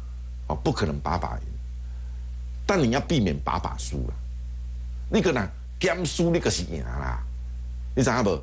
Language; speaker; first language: Chinese; native; Chinese